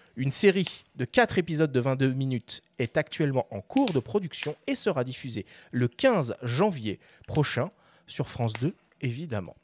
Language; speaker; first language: French; native; French